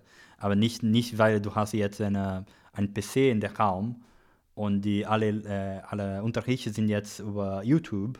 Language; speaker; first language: German; non-native, learner; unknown